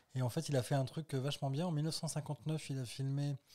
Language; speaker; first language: French; native; French